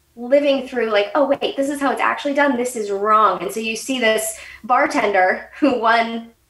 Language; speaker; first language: English; native; English